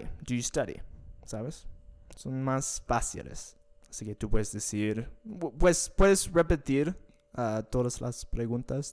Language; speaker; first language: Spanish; non-native, fluent; English